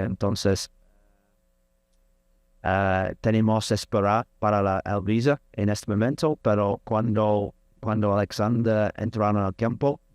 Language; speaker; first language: Spanish; non-native, learner; English